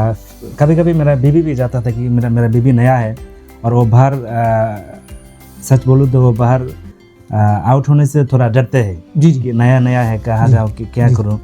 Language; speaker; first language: Hindi; non-native, fluent; Bangla